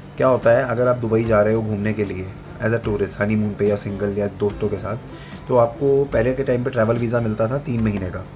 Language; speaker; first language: Hindi; native; Hindi